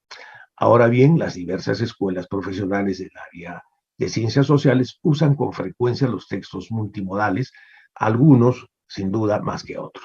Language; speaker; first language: Spanish; native; Spanish